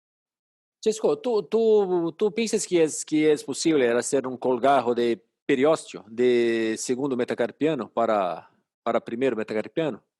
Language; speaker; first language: Spanish; non-native, fluent; Portuguese